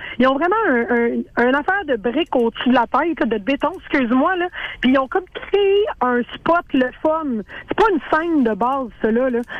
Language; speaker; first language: French; native; French